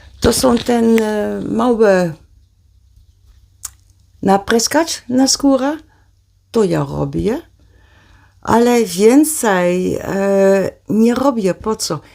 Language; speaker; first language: Polish; non-native, learner; Dutch